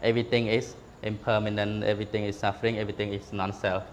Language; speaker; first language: English; non-native, fluent; Khmer